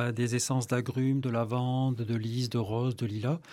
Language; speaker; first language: French; native; French